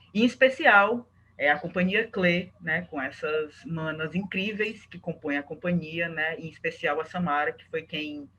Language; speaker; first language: Portuguese; native; Portuguese